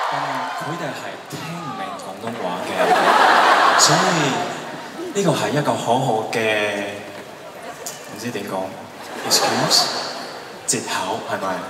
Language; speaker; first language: Cantonese; non-native, learner; Chinese